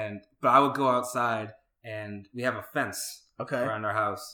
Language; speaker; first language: English; native; English